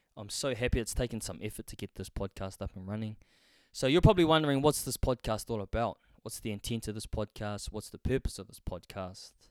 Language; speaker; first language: English; native; English